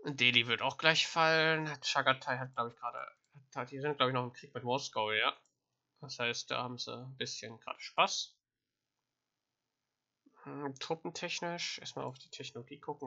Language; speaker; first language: German; native; German